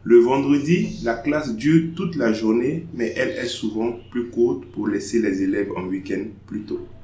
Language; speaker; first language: French; non-native, fluent; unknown